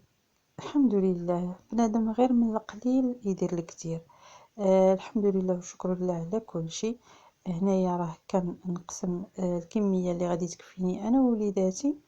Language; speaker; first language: Arabic; native; Arabic